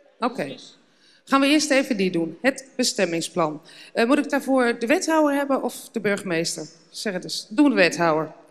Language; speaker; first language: Dutch; native; Dutch